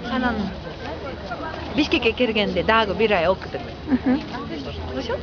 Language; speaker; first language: Kyrgyz; non-native, learner; Japanese